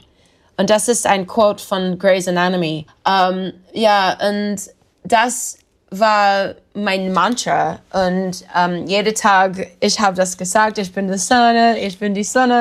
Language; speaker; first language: German; non-native, learner; English